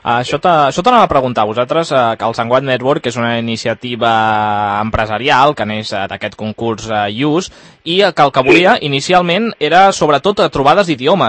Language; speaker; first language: Catalan; native; Catalan